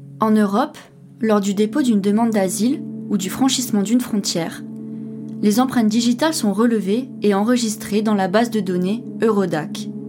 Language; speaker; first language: French; native; French